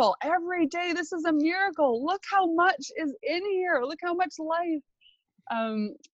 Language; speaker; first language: English; native; English